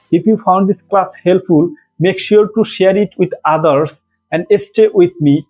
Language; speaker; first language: English; non-native, local second language; Bangla